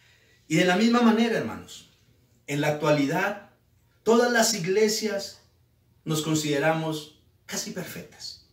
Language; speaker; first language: Spanish; native; Spanish